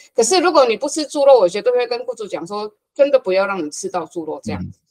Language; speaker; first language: Chinese; non-native, fluent; Hakka Chinese